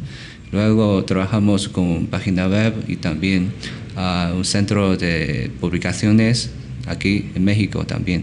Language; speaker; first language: Spanish; non-native, learner; Chinese